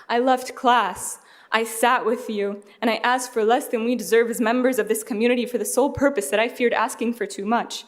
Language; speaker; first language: English; early bilingual, other home language; Arabic